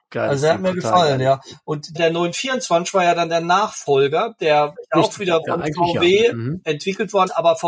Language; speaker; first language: German; native; German